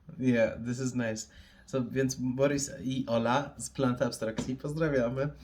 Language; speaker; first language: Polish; non-native, fluent; Persian